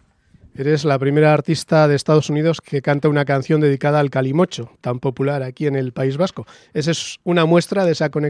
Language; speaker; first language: Spanish; native; Spanish